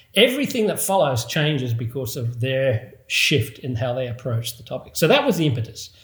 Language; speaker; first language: English; native; English